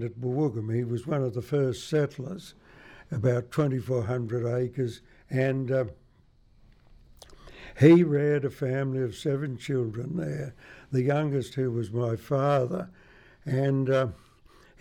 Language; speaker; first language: English; native; English